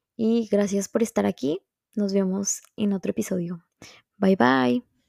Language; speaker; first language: Spanish; native; Spanish